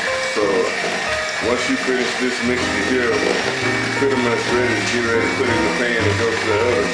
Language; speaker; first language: English; native; English